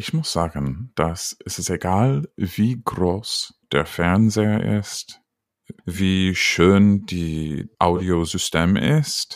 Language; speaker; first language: German; non-native, learner; English